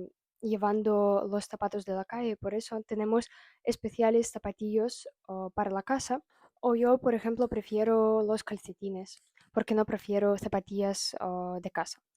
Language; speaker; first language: Spanish; non-native, fluent; Russian